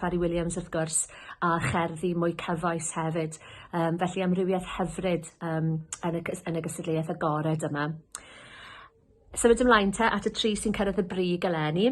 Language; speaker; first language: Welsh; native; Welsh